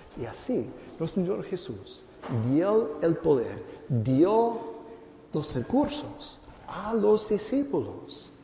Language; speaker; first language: Spanish; non-native, fluent; English